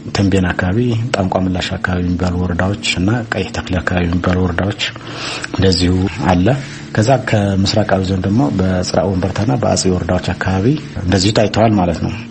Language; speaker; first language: Amharic; non-native, local second language; Tigrinya